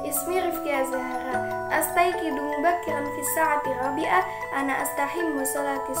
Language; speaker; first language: Arabic; non-native, learner; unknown